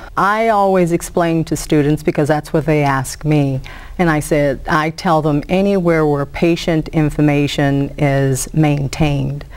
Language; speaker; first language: English; native; English